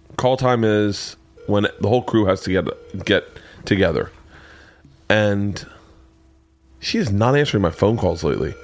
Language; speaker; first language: English; native; English